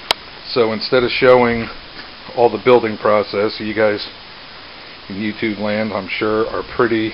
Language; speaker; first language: English; native; English